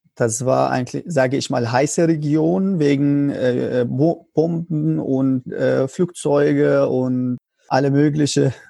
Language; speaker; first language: German; non-native, learner; Arabic